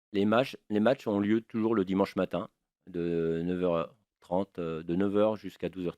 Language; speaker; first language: French; native; French